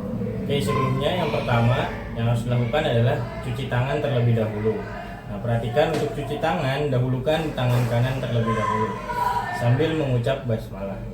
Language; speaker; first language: Indonesian; native; Indonesian